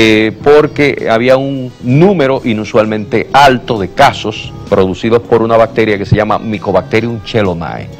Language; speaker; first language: Spanish; native; Spanish